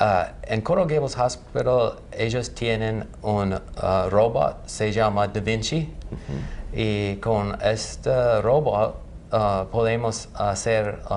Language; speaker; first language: Spanish; non-native, learner; English